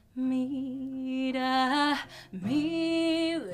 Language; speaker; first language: Spanish; native; Spanish